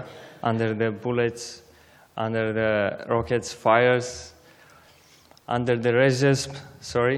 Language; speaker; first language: English; non-native, learner; Armenian